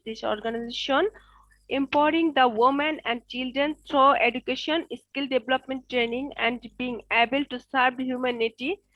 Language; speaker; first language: English; non-native, local second language; Bangla